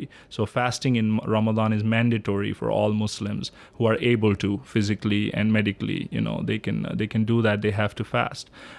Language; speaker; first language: English; non-native, local second language; Urdu